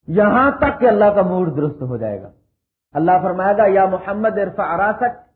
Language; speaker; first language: Urdu; native; Urdu